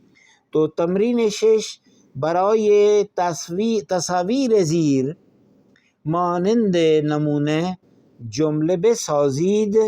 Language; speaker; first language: Persian; non-native, fluent; Urdu